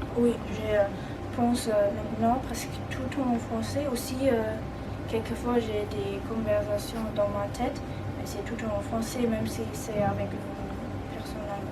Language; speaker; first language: French; non-native, learner; German